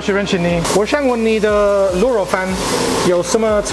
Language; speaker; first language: Chinese; non-native, learner; English